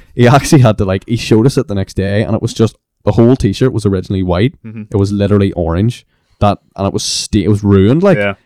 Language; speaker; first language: English; native; English